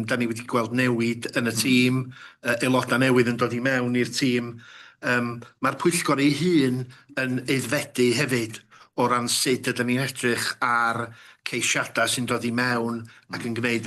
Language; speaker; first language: Welsh; native; Welsh